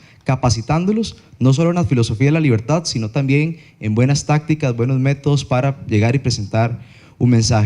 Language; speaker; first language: Spanish; native; Spanish